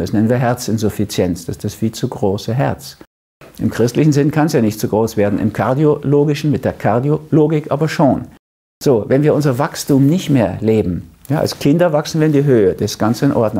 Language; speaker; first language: German; native; German